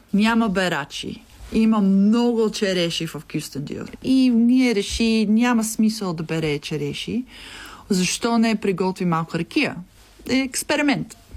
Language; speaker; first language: Bulgarian; non-native, learner; English